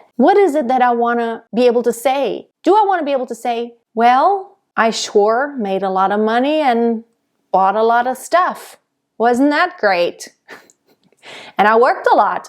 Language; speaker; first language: English; non-native, fluent; German